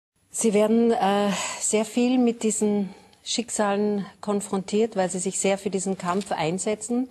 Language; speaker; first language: German; native; German